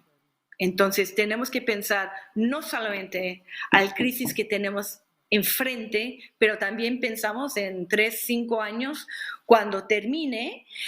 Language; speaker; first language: Spanish; non-native, fluent; English